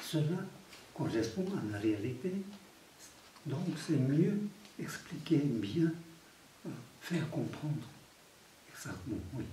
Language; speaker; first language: French; non-native, fluent; Tibetan